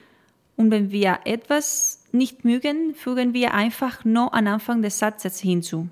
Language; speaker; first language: German; non-native, fluent; Spanish